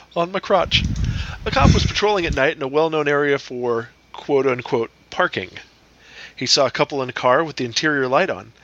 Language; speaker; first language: English; native; English